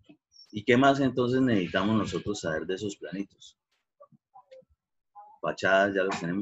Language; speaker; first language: Spanish; native; Spanish